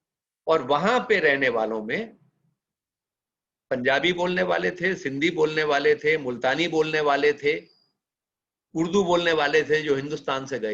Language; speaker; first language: Hindi; native; Hindi